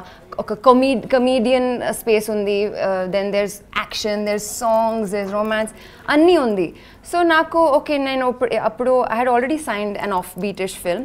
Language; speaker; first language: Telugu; non-native, learner; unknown